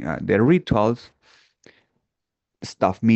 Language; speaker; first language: English; non-native, fluent; Spanish